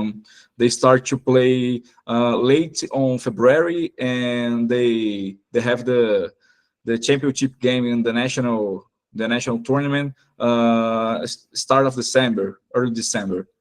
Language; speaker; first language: English; non-native, fluent; Portuguese